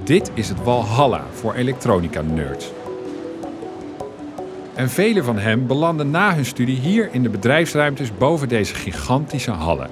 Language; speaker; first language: Dutch; native; Dutch